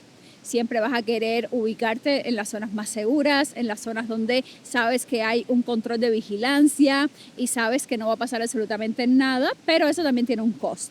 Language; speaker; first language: Spanish; native; Spanish